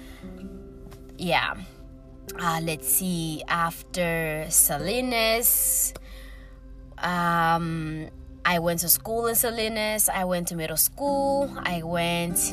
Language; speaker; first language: English; early bilingual, other home language; Swahili